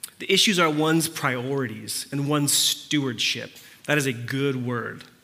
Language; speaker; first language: English; early bilingual, other home language; Spanish